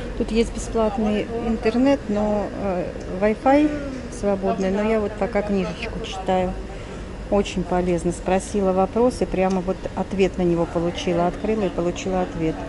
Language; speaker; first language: Russian; native; Russian